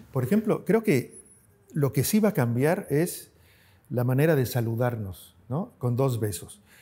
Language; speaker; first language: Spanish; native; Spanish